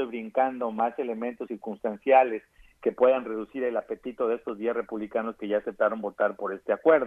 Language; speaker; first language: Spanish; native; Spanish